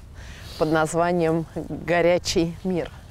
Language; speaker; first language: Russian; native; Russian